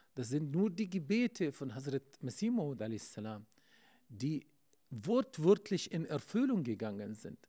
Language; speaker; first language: German; non-native, fluent; Arabic